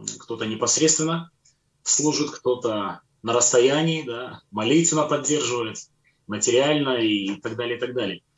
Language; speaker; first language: Russian; native; Russian